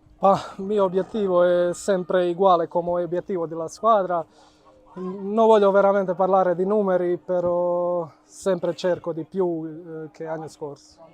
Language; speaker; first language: Italian; non-native, learner; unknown